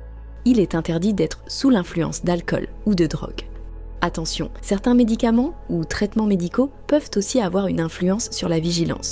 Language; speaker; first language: French; native; French